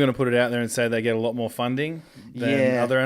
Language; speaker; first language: English; native; English